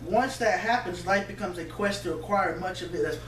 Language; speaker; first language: English; native; English